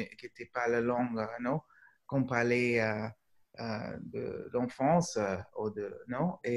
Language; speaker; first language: French; non-native, fluent; English